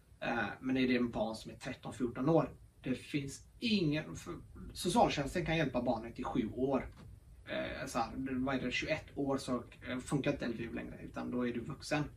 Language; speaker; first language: Swedish; early bilingual, other home language; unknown